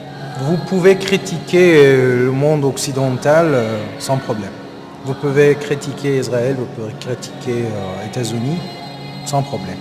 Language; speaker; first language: French; non-native, learner; Persian